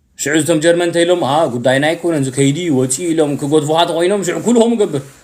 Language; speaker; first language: Tigrinya; early bilingual, heritage; Tigrinya